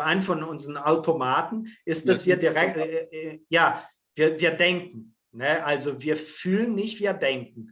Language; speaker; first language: German; non-native, fluent; Portuguese